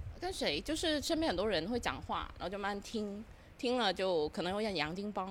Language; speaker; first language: Chinese; non-native, local second language; Cantonese